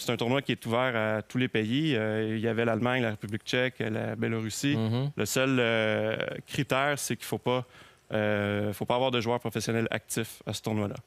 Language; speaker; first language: French; native; French